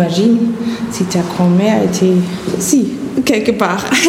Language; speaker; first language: French; non-native, fluent; German